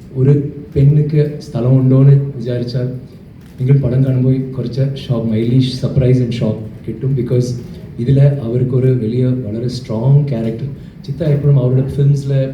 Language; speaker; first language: Malayalam; non-native, fluent; Tamil